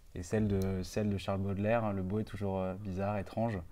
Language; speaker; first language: French; native; French